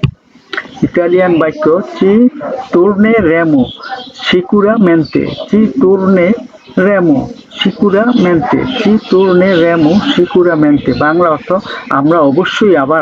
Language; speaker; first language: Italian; non-native, learner; Bangla